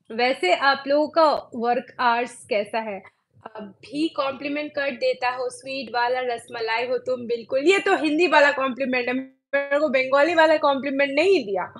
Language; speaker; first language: Hindi; non-native, local second language; Bangla